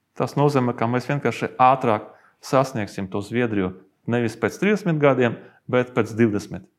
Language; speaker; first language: Latvian; non-native, local second language; Russian